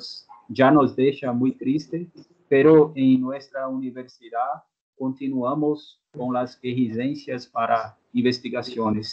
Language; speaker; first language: Spanish; non-native, fluent; Portuguese